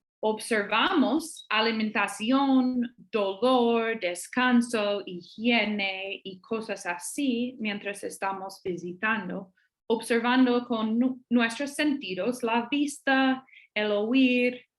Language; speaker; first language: Spanish; non-native, fluent; English